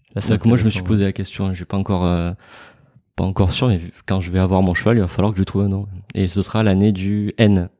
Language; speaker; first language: French; native; French